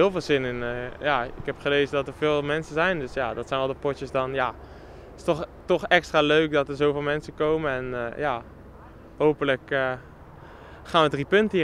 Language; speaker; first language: Dutch; native; Dutch